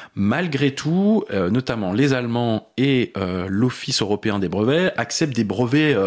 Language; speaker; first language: French; native; French